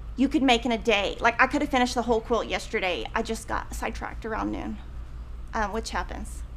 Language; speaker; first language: English; native; English